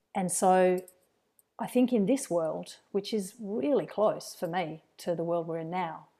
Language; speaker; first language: English; native; English